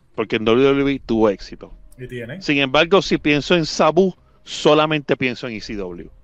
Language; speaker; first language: Spanish; native; Spanish